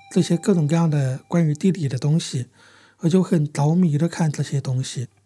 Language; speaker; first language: Chinese; native; Chinese